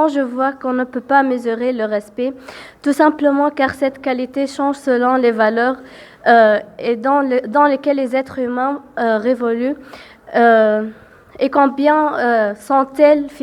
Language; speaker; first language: French; non-native, local second language; Arabic